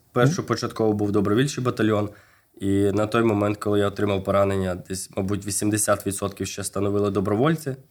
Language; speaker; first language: Ukrainian; native; Ukrainian